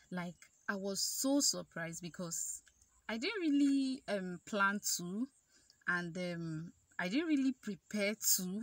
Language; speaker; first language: English; non-native, local second language; Igbo